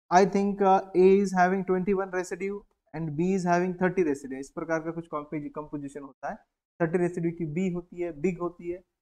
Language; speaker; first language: Hindi; native; Hindi